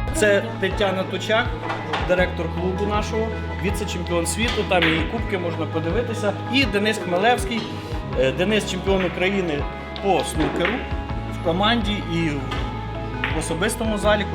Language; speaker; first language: Ukrainian; native; Ukrainian